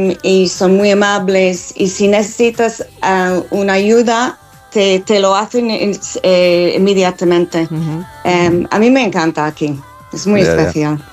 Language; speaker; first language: Spanish; non-native, fluent; English